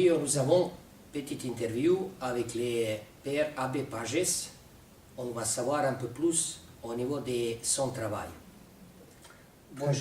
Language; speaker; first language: French; non-native, learner; Serbian